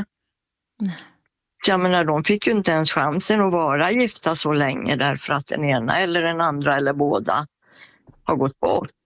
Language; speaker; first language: Swedish; native; Swedish